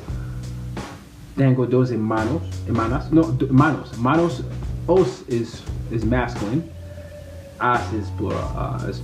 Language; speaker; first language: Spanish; non-native, learner; English